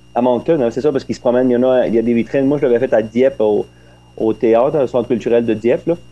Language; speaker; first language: French; native; French